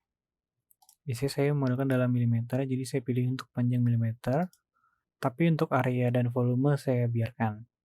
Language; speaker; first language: Indonesian; native; Indonesian